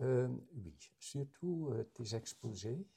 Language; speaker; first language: French; non-native, fluent; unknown